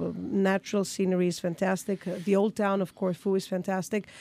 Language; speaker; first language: English; non-native, fluent; Greek